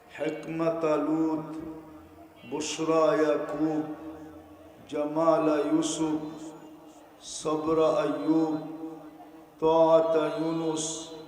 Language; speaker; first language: Arabic; non-native, fluent; Bangla